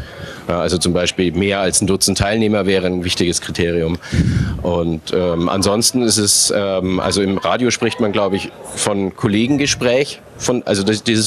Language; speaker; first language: German; native; German